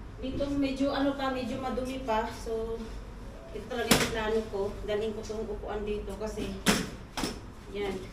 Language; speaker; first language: Filipino; native; Filipino